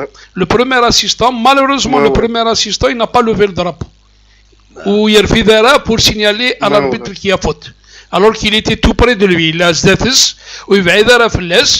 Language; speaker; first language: French; non-native, local second language; Kabyle